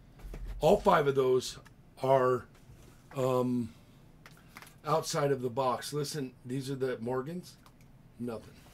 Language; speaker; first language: English; native; English